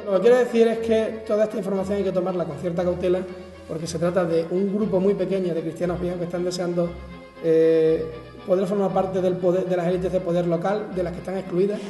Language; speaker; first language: Spanish; native; Spanish